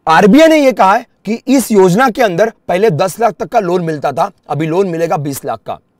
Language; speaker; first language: Hindi; native; Hindi